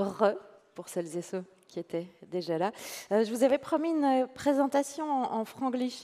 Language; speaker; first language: French; native; French